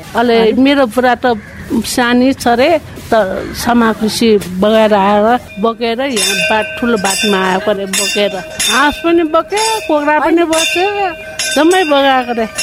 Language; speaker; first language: Nepali; non-native, local second language; Newari